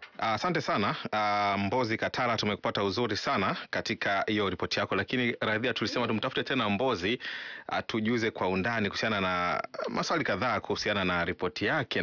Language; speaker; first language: Swahili; native; Swahili